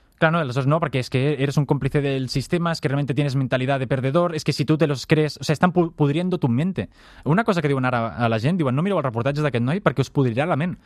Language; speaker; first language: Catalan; native; Catalan